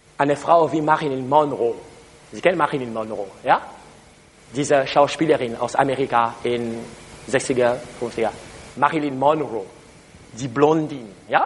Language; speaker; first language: German; non-native, learner; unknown